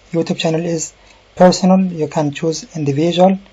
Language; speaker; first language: English; non-native, learner; Persian